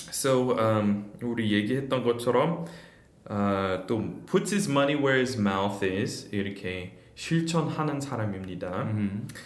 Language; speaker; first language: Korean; non-native, fluent; English